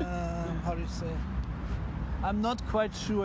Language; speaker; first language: English; non-native, fluent; German